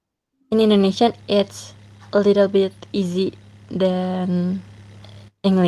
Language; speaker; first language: English; non-native, learner; Indonesian